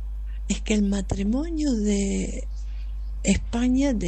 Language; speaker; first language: Spanish; non-native, fluent; German